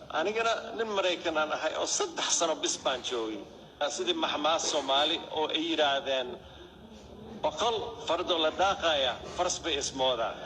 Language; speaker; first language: Somali; non-native, fluent; English